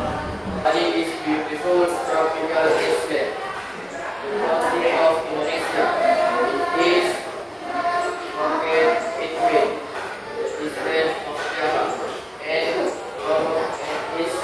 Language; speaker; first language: English; non-native, learner; Indonesian